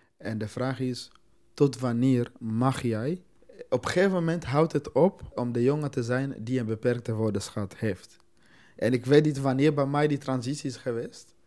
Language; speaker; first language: Dutch; non-native, fluent; Swahili